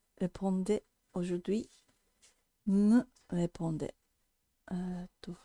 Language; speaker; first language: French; non-native, learner; Japanese